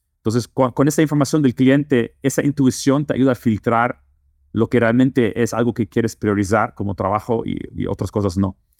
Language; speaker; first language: Spanish; non-native, fluent; Dutch